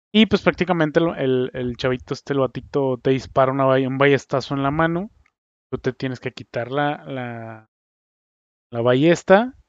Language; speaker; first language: Spanish; native; Spanish